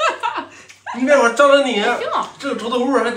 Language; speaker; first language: Chinese; native; Chinese